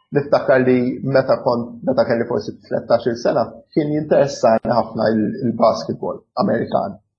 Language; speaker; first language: Maltese; early bilingual, other home language; English